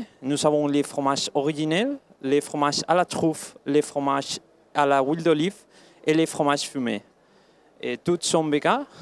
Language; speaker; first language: French; non-native, learner; Spanish